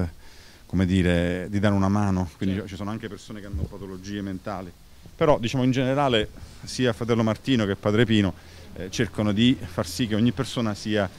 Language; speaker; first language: Italian; native; Italian